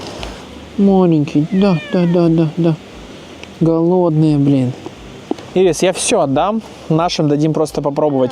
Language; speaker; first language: Russian; native; Russian